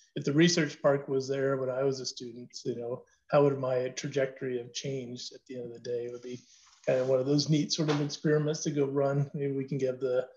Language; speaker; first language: English; native; English